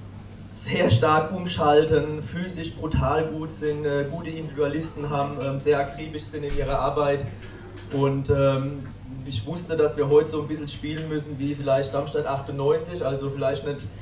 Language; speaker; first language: German; native; German